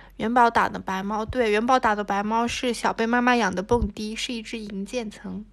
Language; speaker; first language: Chinese; native; Chinese